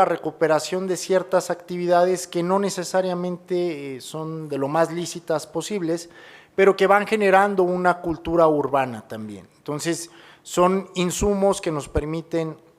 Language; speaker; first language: Spanish; native; Spanish